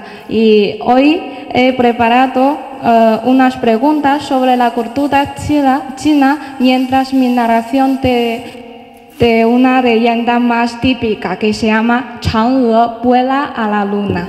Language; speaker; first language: Spanish; non-native, fluent; Chinese